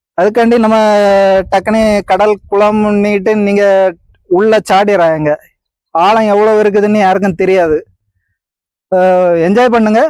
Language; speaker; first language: Tamil; native; Tamil